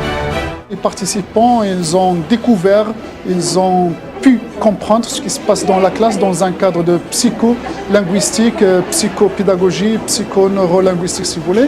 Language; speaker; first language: French; non-native, local second language; Arabic